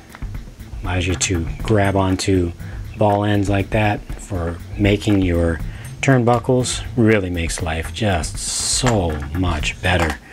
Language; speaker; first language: English; native; English